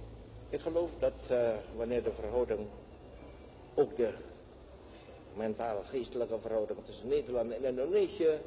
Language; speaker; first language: Dutch; non-native, fluent; Indonesian